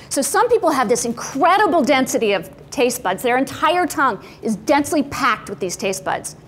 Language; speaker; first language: English; native; English